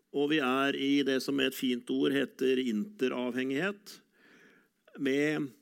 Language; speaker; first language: Norwegian; native; Norwegian